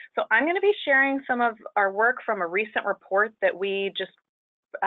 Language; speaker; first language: English; native; English